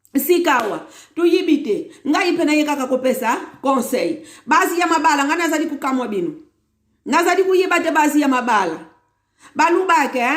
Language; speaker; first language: Lingala; non-native, local second language; Kongo